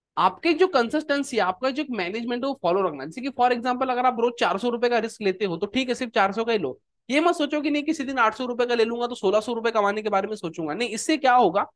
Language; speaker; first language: Hindi; native; Hindi